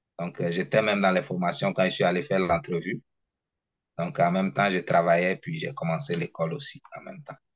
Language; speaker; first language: French; non-native, local second language; Ewe